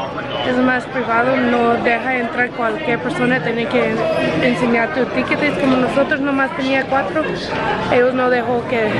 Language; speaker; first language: Spanish; early bilingual, heritage; English